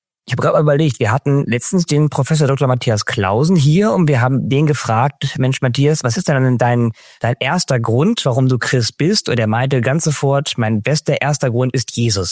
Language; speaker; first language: German; native; German